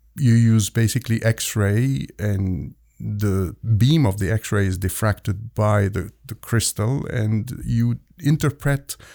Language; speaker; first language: English; non-native, fluent; Arabic